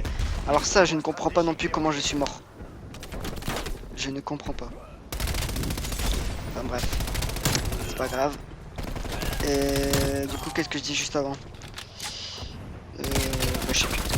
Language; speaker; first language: French; native; French